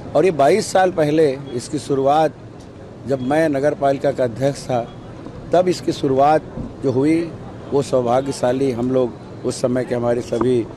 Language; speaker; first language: Hindi; native; Hindi